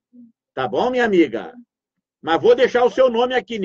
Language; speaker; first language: Portuguese; native; Portuguese